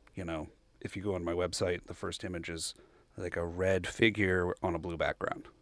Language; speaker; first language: English; native; English